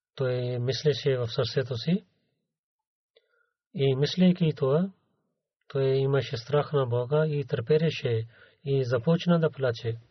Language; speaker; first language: Bulgarian; non-native, learner; Urdu